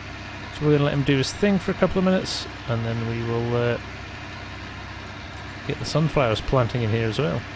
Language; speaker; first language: English; native; English